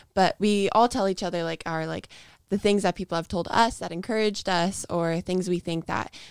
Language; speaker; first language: English; native; English